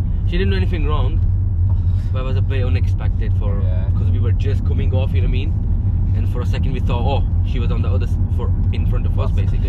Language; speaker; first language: English; non-native, fluent; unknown